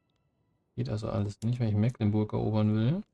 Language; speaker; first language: German; native; German